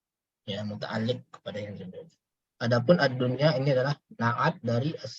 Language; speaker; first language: Indonesian; native; Indonesian